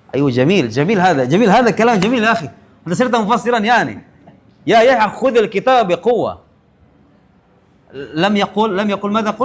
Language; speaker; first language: Arabic; non-native, fluent; Indonesian